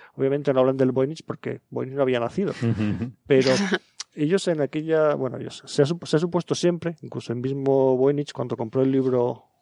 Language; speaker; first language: Spanish; native; Spanish